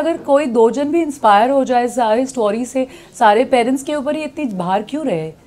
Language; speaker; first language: Hindi; native; Hindi